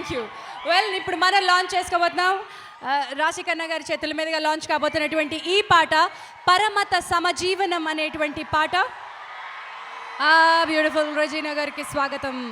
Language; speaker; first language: Telugu; native; Telugu